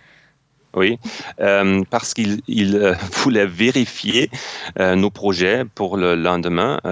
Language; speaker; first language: French; non-native, fluent; German